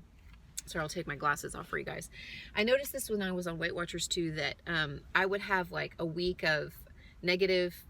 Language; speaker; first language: English; native; English